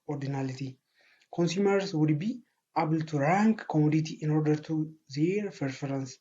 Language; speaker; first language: English; non-native, local second language; Amharic